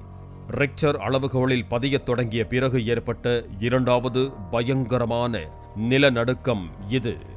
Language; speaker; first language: Tamil; native; Tamil